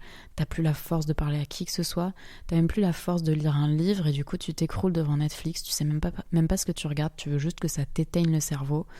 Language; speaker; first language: French; native; French